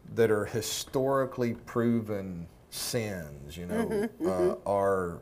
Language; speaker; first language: English; native; English